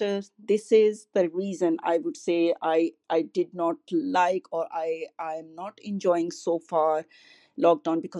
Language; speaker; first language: English; non-native, local second language; Urdu